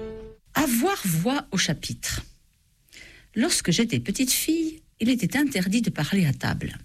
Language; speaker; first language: French; native; French